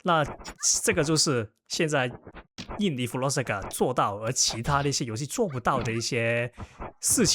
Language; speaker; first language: Chinese; non-native, local second language; Cantonese